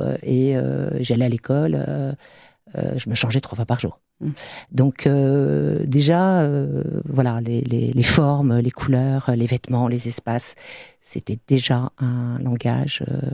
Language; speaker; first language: French; native; French